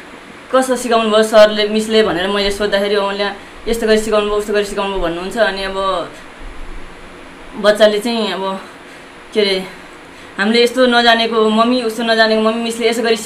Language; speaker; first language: Nepali; non-native, local second language; Newari